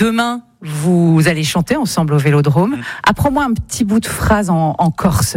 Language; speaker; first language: French; native; French